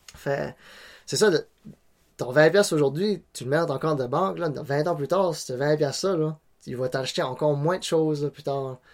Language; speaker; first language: French; non-native, local second language; Cantonese